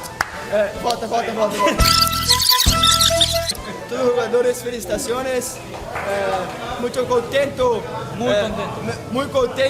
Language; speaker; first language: Spanish; non-native, learner; Portuguese